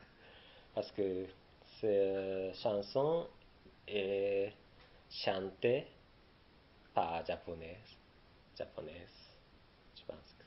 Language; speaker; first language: French; non-native, learner; Japanese